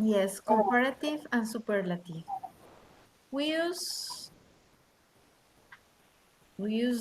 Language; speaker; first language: English; non-native, learner; Spanish